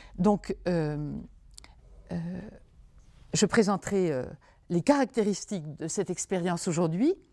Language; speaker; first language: French; native; French